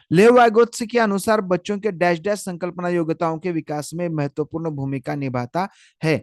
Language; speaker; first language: Hindi; non-native, local second language; Marathi